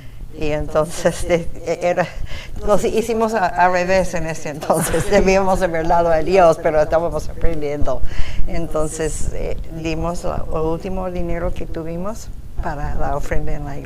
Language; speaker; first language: Spanish; non-native, fluent; English